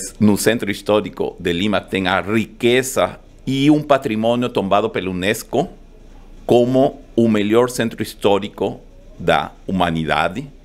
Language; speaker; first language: Portuguese; non-native, fluent; Spanish